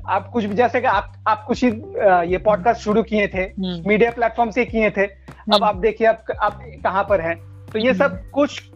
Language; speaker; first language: Hindi; non-native, local second language; Bangla